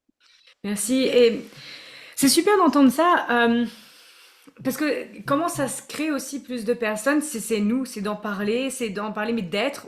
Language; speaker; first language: French; native; French